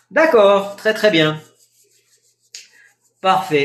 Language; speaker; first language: French; non-native, fluent; Spanish